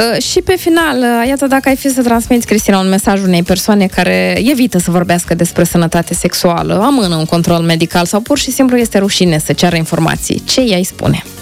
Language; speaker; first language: Romanian; native; Romanian